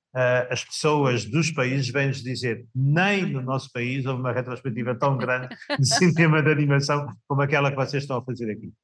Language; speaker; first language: Portuguese; native; Portuguese